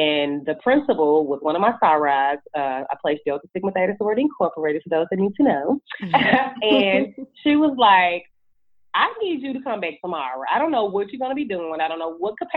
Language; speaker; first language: English; native; English